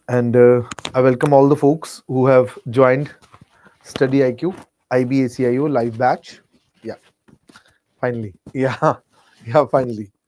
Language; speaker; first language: English; non-native, local second language; Hindi